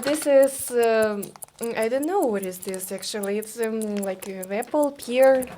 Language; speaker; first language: English; non-native, fluent; Vietnamese